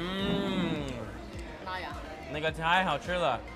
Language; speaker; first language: Chinese; non-native, learner; English